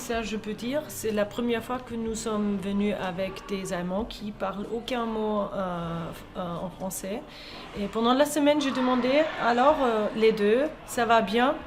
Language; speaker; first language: French; non-native, fluent; German